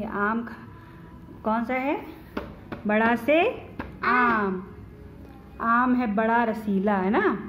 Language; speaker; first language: Hindi; native; Hindi